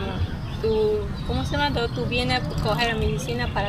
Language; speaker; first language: Spanish; non-native, learner; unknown